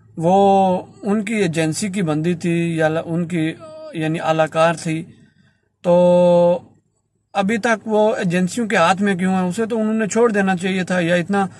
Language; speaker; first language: Urdu; non-native, local second language; Punjabi